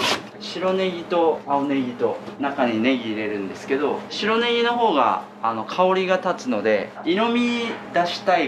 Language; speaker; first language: Japanese; native; Japanese